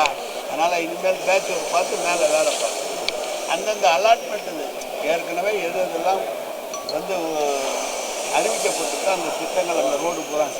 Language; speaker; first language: Tamil; native; Tamil